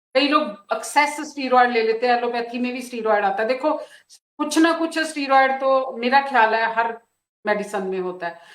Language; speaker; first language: Hindi; non-native, local second language; Punjabi